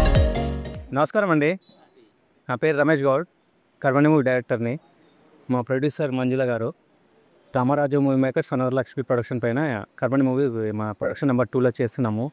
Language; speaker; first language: Telugu; native; Telugu